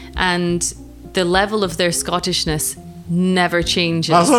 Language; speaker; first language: English; native; English